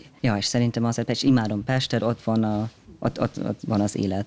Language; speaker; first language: Hungarian; non-native, fluent; German